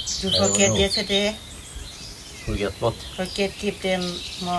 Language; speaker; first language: English; non-native, learner; Thai